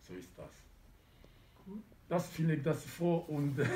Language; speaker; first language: German; non-native, learner; Lingala